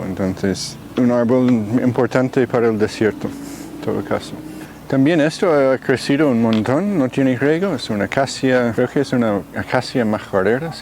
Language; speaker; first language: Spanish; non-native, fluent; English